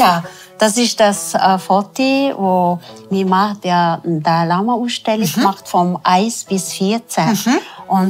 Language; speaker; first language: German; non-native, fluent; Tibetan